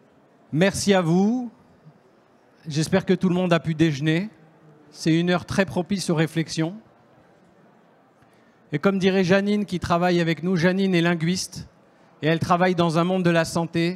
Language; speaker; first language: French; native; French